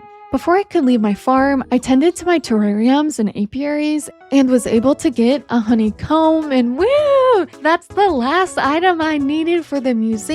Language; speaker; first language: English; native; English